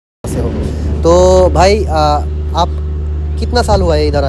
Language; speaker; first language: Hindi; non-native, local second language; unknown